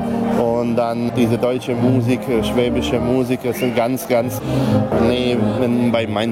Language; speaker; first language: German; non-native, local second language; Hungarian